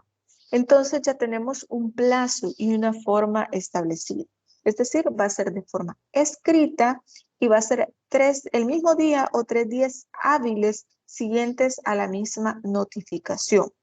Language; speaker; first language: Spanish; native; Spanish